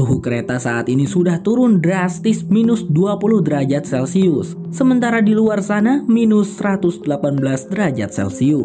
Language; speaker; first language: Indonesian; native; Indonesian